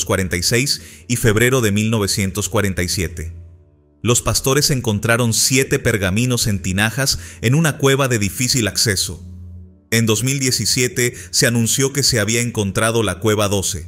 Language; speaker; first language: Spanish; native; Spanish